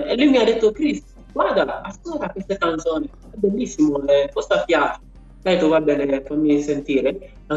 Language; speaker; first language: Italian; non-native, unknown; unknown